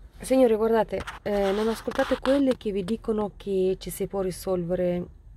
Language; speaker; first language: Italian; non-native, fluent; Russian